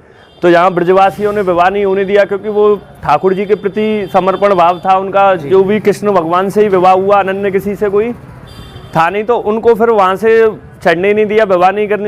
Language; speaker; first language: Hindi; native; Hindi